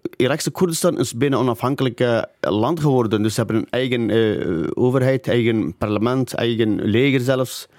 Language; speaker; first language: Dutch; non-native, fluent; Kurdish